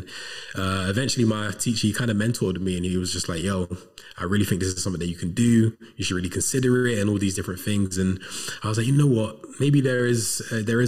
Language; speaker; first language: English; native; English